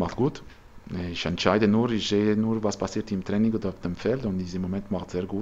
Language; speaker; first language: German; non-native, learner; French